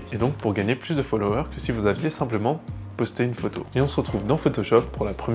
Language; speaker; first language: French; native; French